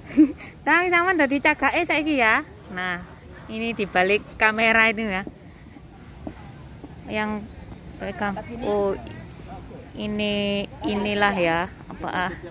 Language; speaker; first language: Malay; non-native, local second language; Javanese